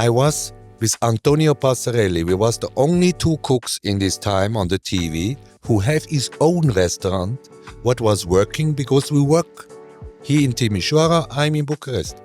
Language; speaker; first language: English; non-native, learner; German